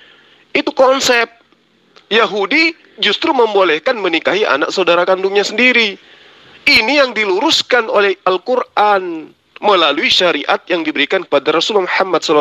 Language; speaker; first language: Indonesian; native; Indonesian